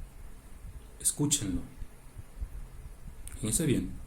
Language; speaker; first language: Spanish; native; Spanish